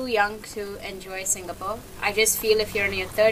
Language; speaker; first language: English; native; English